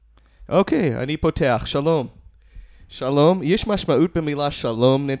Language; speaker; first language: Hebrew; non-native, fluent; English